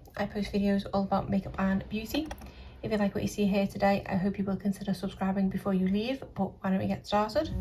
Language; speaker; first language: English; native; English